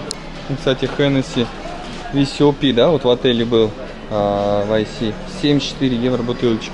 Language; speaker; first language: Russian; native; Russian